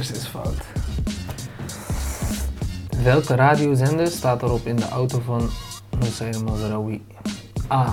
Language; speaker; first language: Dutch; early bilingual, other home language; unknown